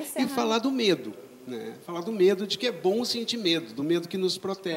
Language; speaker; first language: Portuguese; native; Portuguese